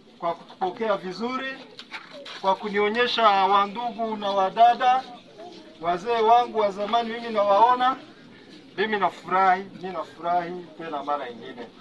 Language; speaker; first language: Swahili; non-native, local second language; Kinyarwanda